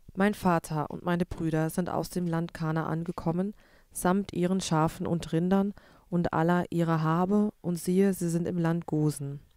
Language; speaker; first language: German; native; German